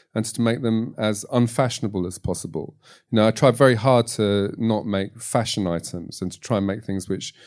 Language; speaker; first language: English; native; English